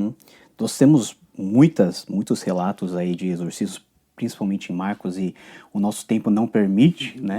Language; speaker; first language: Portuguese; native; Portuguese